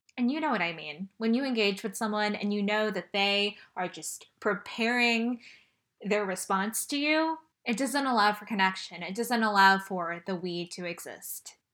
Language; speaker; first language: English; early bilingual, other home language; Chinese